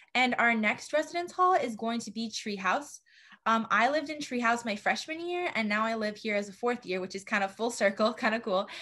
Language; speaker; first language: English; native; English